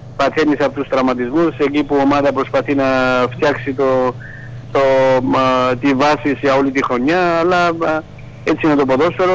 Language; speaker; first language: Greek; non-native, fluent; Georgian